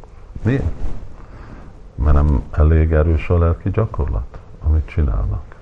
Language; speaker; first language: Hungarian; early bilingual, heritage; Hungarian